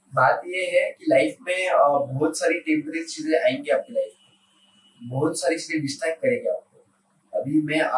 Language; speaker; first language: Hindi; non-native, local second language; Marathi